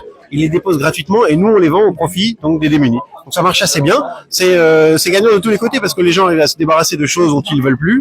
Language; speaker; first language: French; native; French